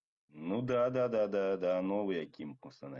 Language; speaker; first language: Russian; native; Russian